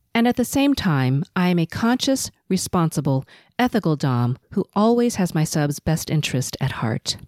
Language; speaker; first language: English; early bilingual, other home language; Cantonese